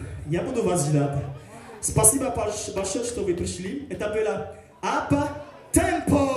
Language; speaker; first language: Russian; non-native, fluent; French